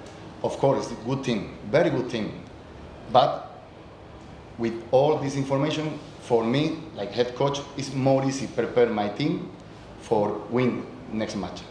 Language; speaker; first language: English; non-native, learner; Spanish